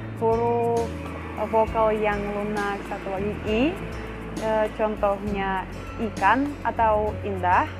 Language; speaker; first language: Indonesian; non-native, fluent; Russian